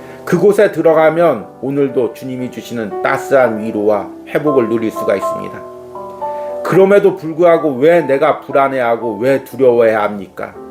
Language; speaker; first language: Korean; native; Korean